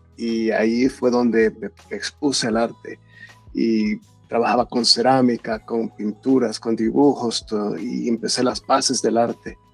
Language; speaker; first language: Spanish; native; Spanish